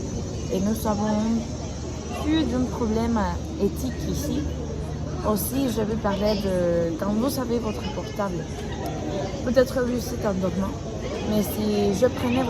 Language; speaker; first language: French; non-native, learner; Spanish